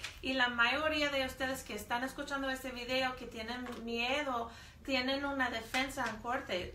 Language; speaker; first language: Spanish; non-native, fluent; English